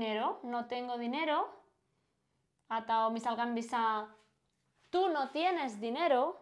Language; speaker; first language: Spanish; non-native, fluent; Indonesian